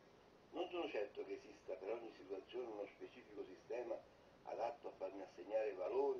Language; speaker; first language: Italian; native; Italian